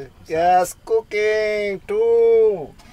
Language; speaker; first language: English; non-native, learner; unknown